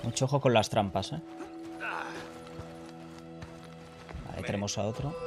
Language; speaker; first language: Spanish; native; Spanish